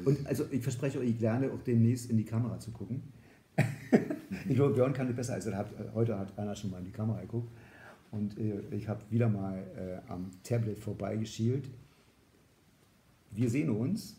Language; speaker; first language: German; native; German